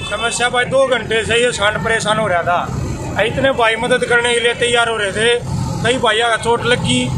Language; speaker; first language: Hindi; native; Hindi